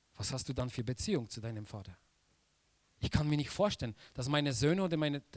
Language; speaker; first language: German; non-native, fluent; Polish